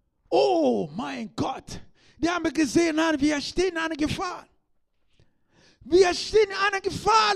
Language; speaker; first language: German; non-native, learner; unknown